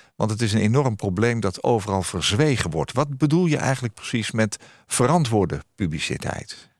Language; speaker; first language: Dutch; native; Dutch